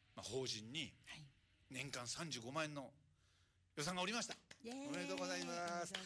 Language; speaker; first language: Japanese; native; Japanese